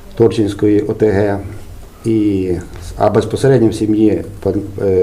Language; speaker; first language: Ukrainian; native; Ukrainian